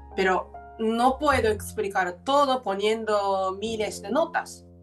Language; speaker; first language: Spanish; non-native, fluent; Japanese